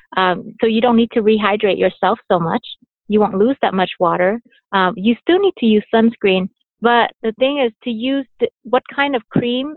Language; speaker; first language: English; early bilingual, other home language; Vietnamese